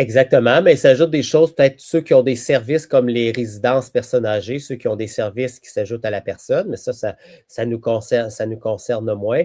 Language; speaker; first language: French; native; French